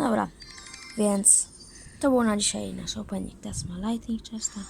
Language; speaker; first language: Polish; native; Polish